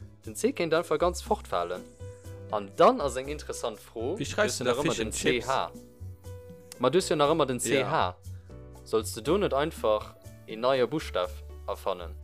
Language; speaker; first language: Luxembourgish; early bilingual, other home language; English